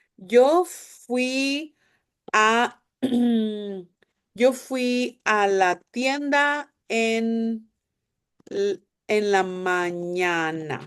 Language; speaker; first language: Spanish; non-native, fluent; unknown